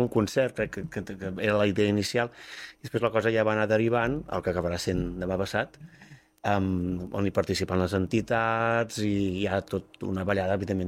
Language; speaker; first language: Catalan; native; Catalan